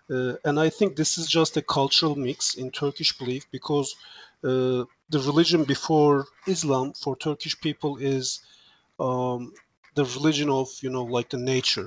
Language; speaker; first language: English; non-native, fluent; Turkish